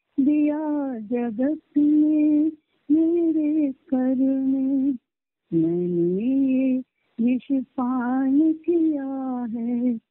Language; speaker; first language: Hindi; non-native, local second language; Marathi